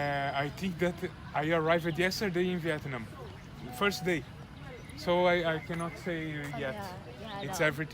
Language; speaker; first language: English; non-native, fluent; Portuguese